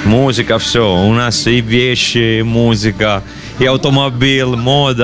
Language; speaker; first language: Russian; non-native, learner; Italian